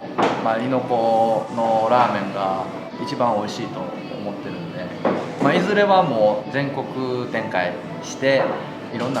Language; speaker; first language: Japanese; native; Japanese